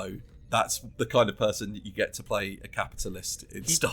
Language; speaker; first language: English; native; English